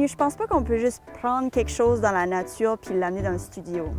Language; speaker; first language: French; native; French